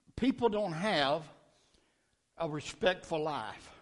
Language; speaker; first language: English; native; English